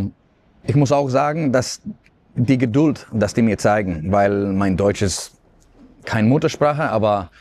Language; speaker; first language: German; non-native, fluent; Spanish